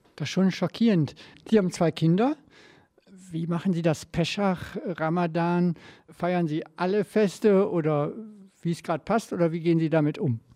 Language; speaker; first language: German; native; German